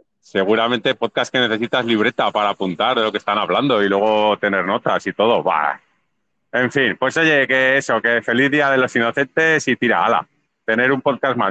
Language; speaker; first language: Spanish; native; Spanish